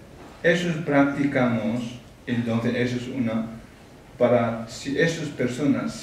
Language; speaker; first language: Spanish; non-native, learner; Tibetan